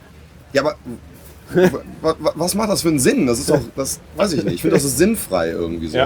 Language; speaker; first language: German; native; German